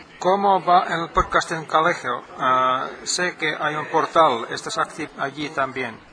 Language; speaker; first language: Spanish; non-native, fluent; Finnish